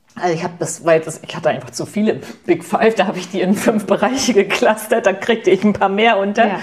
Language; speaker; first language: German; native; German